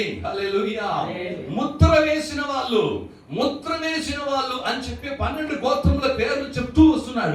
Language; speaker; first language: Telugu; native; Telugu